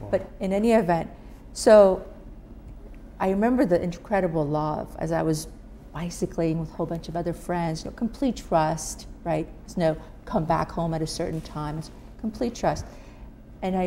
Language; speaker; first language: English; non-native, fluent; Persian